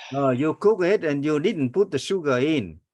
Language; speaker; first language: English; non-native, fluent; Vietnamese